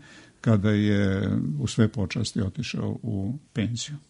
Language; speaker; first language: Serbian; native; Serbian